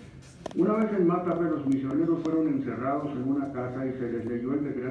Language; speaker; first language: Spanish; native; Spanish